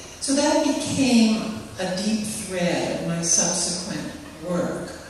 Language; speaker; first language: English; native; English